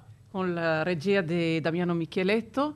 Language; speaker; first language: Spanish; non-native, fluent; Italian